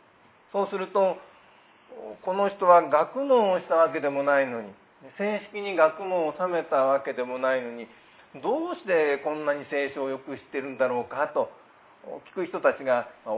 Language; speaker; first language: Japanese; native; Japanese